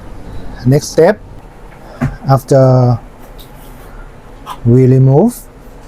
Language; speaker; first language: English; non-native, learner; Thai